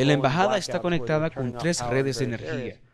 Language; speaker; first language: Spanish; non-native, fluent; English